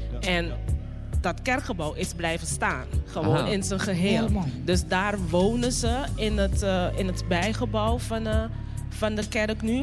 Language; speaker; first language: Dutch; non-native, local second language; Papiamento